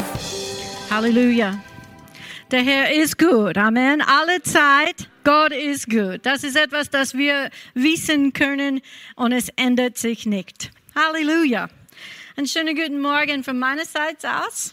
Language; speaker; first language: German; non-native, fluent; English